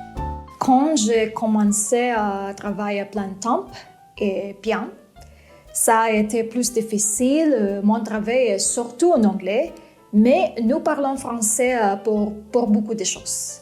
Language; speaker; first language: French; non-native, fluent; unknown